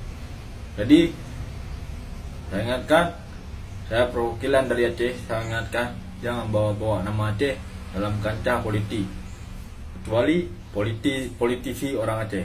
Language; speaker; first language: Indonesian; non-native, local second language; Achinese